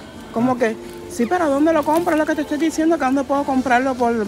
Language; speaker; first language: Spanish; native; Spanish